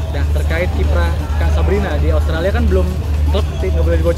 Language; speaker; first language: Indonesian; native; Indonesian